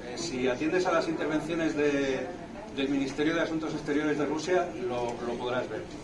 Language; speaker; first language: Spanish; native; Spanish